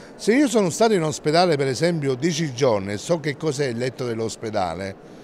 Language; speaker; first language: Italian; native; Italian